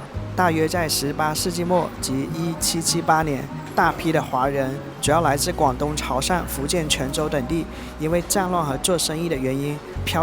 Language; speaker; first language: Chinese; native; Chinese